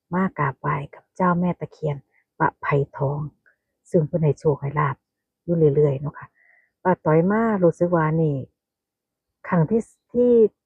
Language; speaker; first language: Thai; native; Thai